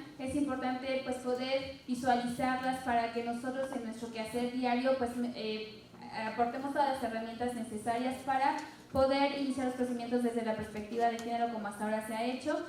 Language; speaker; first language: Spanish; native; Spanish